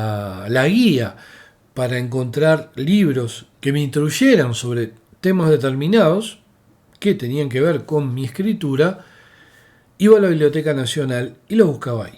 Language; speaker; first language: Spanish; native; Spanish